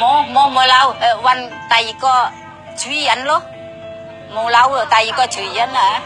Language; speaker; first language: Cantonese; non-native, learner; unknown